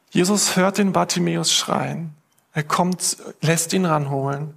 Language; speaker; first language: German; native; German